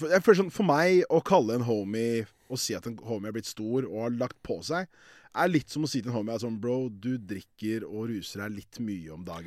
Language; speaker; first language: Norwegian; native; Norwegian